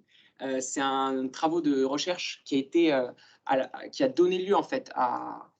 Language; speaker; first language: French; native; French